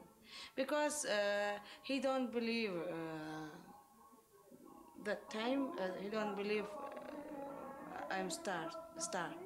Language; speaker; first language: English; non-native, learner; Uzbek